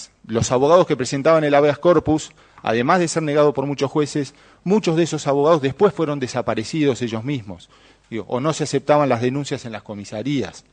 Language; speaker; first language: Spanish; native; Spanish